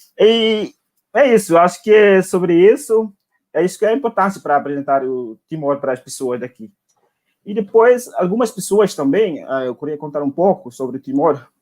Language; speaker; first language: Portuguese; non-native, local second language; Tetum